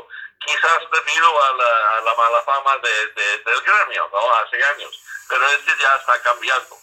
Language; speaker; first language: Spanish; non-native, fluent; English